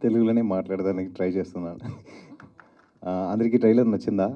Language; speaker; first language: Telugu; non-native, learner; Tamil